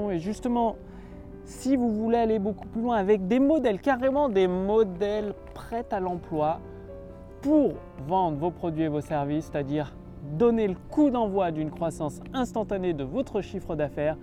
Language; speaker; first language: French; native; French